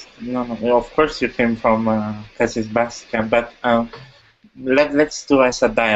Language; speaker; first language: English; non-native, fluent; Italian